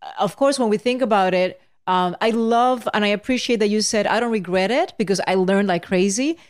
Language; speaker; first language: English; non-native, local second language; Spanish